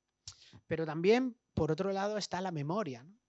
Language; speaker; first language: Spanish; native; Spanish